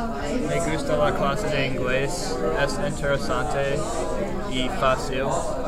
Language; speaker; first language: Spanish; non-native, learner; English